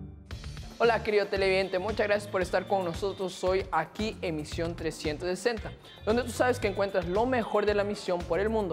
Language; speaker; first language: Spanish; native; Spanish